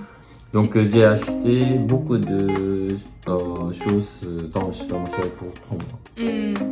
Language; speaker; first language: French; non-native, learner; Korean